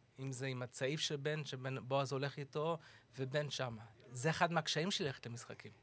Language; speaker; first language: Hebrew; early bilingual, other home language; English